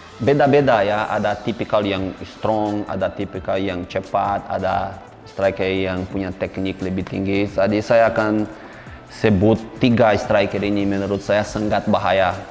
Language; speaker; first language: Indonesian; non-native, fluent; Portuguese